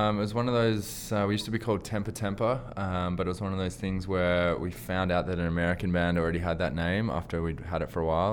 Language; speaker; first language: English; native; English